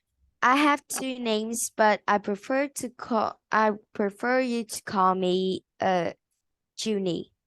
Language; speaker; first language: English; non-native, learner; Vietnamese